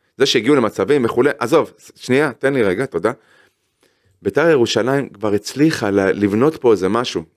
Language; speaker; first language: Hebrew; native; Hebrew